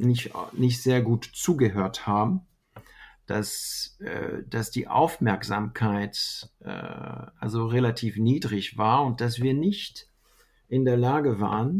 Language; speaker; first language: German; non-native, fluent; French